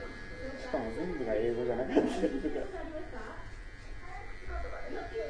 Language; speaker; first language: Japanese; native; Japanese